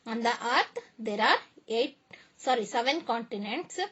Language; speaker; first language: English; non-native, local second language; Kannada